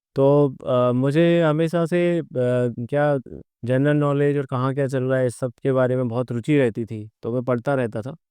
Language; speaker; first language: Hindi; native; Hindi